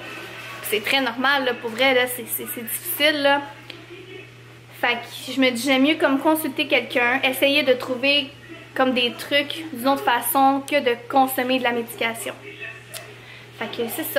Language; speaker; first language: French; native; French